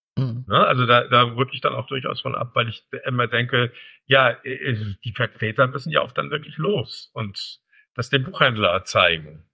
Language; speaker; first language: German; native; German